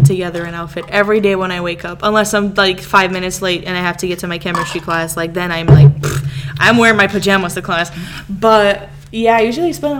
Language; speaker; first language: English; early bilingual, other home language; Serbian